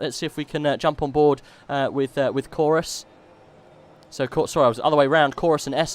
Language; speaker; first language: English; native; English